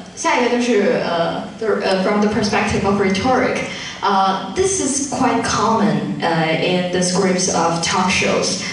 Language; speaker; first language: English; non-native, fluent; Chinese